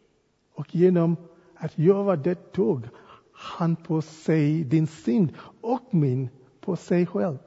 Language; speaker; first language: Swedish; non-native, fluent; English